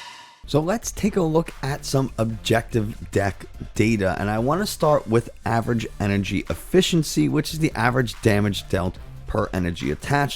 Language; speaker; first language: English; native; English